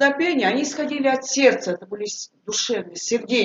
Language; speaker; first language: Russian; native; Russian